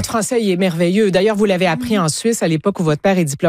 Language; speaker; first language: French; native; French